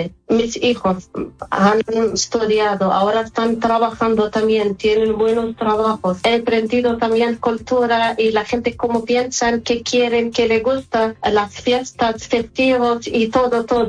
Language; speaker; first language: Spanish; non-native, fluent; Arabic